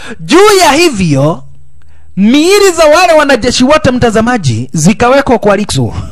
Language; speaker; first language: Swahili; native; Swahili